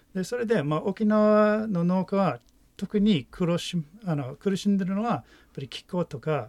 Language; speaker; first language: Japanese; non-native, fluent; English